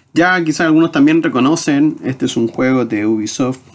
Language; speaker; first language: Spanish; native; Spanish